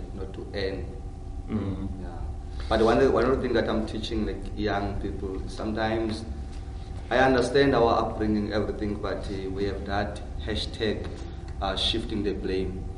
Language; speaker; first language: English; non-native, local second language; Xhosa